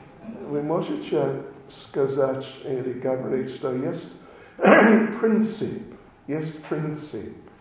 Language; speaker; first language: Russian; non-native, learner; English